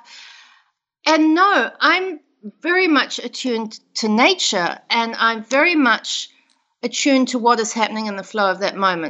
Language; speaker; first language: English; native; English